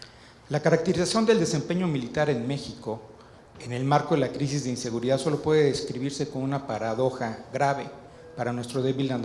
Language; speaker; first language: Spanish; native; Spanish